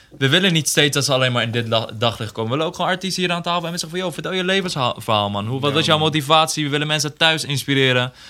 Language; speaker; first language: Dutch; early bilingual, other home language; Persian